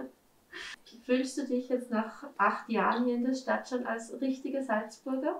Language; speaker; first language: German; native; German